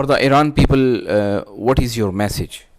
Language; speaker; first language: English; non-native, fluent; Urdu